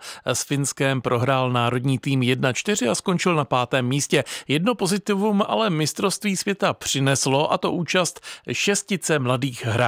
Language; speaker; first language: Czech; native; Czech